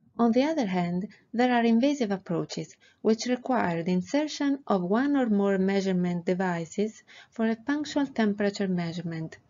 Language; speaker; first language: English; non-native, fluent; Italian